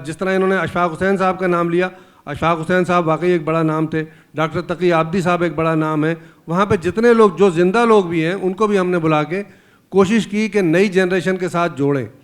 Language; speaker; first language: Urdu; native; Urdu